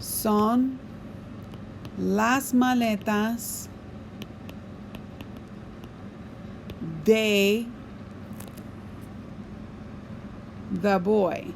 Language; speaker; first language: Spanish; non-native, fluent; English